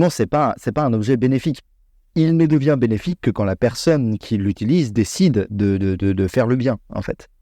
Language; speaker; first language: French; native; French